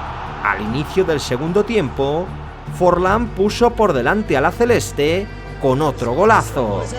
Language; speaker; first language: Spanish; native; Spanish